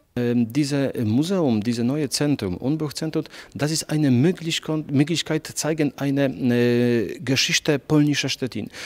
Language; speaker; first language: German; non-native, learner; Polish